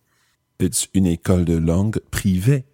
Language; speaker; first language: French; non-native, fluent; English